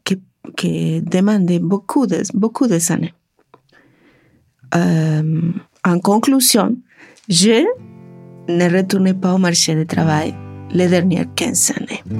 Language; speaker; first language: French; non-native, learner; Spanish